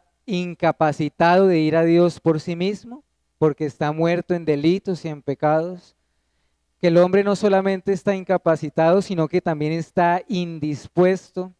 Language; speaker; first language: Spanish; native; Spanish